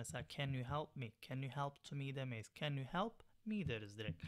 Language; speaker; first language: English; non-native, fluent; Turkish